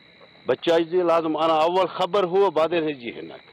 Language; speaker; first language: Arabic; non-native, learner; Urdu